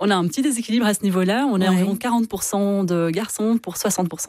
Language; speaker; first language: French; native; French